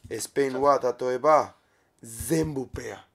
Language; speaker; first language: Japanese; non-native, learner; Spanish